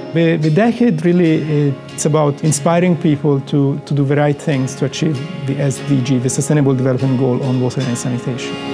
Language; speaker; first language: English; non-native, fluent; Spanish